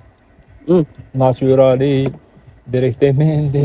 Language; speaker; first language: Portuguese; non-native, learner; Arabic